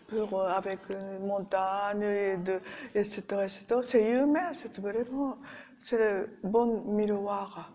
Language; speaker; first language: French; non-native, learner; Japanese